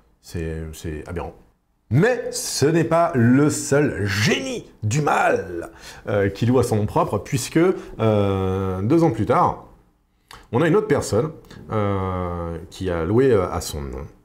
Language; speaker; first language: French; native; French